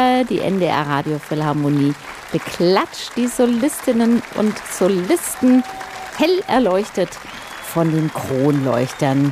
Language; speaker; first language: German; native; German